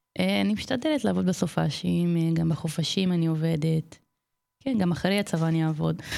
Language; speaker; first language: Hebrew; non-native, fluent; Portuguese